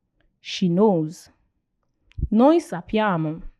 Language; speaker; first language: Italian; non-native, learner; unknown